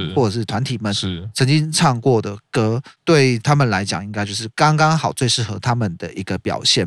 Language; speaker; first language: Chinese; native; Chinese